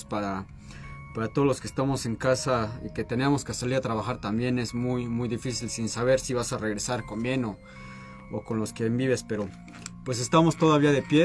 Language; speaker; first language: Spanish; native; Spanish